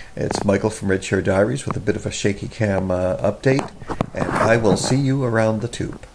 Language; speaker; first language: English; native; English